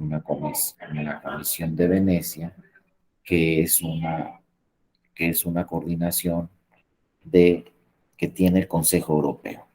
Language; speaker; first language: Spanish; native; Spanish